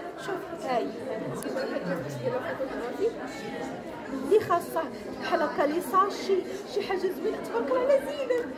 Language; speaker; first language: Arabic; native; Arabic